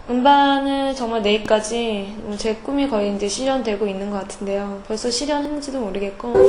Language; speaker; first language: Korean; native; Korean